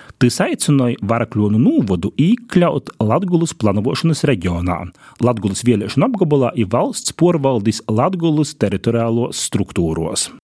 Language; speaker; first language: Latvian; native; Latvian